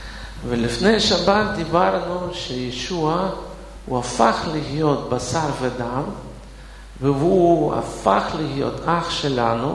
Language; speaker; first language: Hebrew; non-native, fluent; Russian